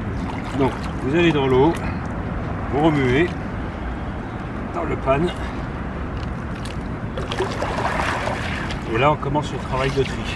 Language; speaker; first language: French; native; French